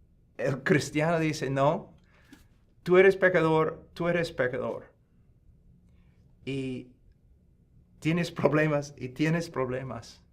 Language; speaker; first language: Spanish; non-native, fluent; English